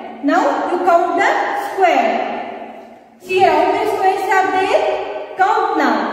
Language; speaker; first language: English; non-native, local second language; Kannada